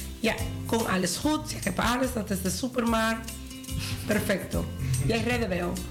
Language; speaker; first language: Dutch; non-native, learner; Spanish